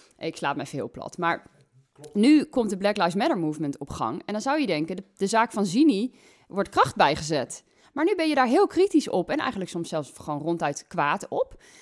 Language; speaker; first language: Dutch; native; Dutch